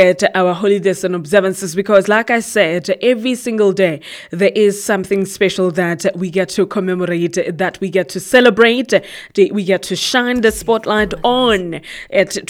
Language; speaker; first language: English; non-native, local second language; Southern Sotho